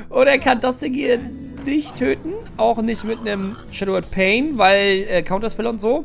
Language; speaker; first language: German; native; German